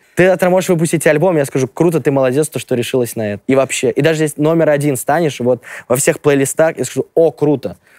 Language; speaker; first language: Russian; native; Russian